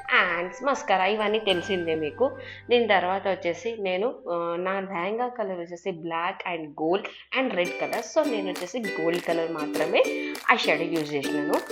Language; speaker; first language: Telugu; non-native, local second language; Marathi